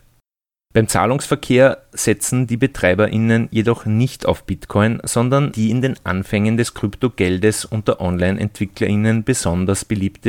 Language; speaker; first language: German; native; German